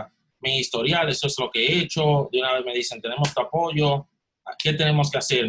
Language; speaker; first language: Spanish; early bilingual, heritage; Spanish